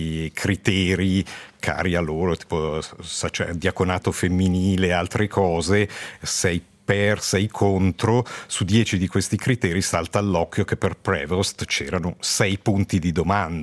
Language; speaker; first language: Italian; native; Italian